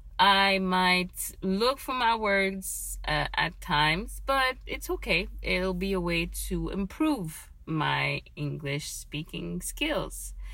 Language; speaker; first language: English; non-native, fluent; French